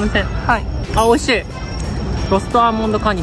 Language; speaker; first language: Japanese; native; Japanese